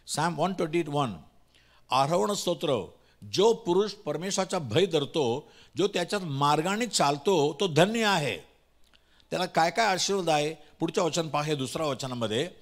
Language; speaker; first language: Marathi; non-native, local second language; Tamil